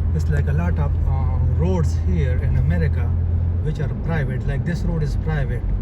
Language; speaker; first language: English; non-native, local second language; Hindi